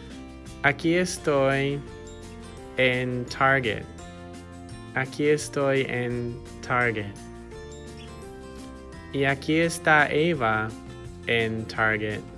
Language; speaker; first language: Spanish; non-native, fluent; English